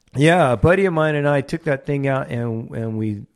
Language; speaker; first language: English; native; English